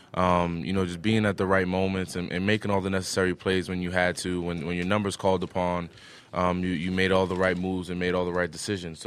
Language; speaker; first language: English; early bilingual, other home language; Spanish